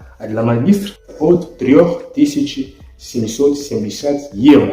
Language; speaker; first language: Russian; non-native, fluent; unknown